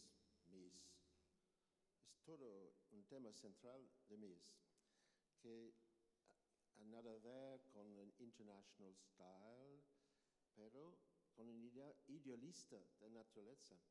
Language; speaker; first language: Spanish; non-native, learner; English